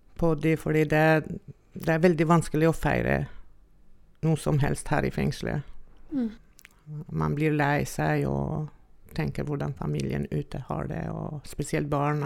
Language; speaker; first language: Norwegian; non-native, fluent; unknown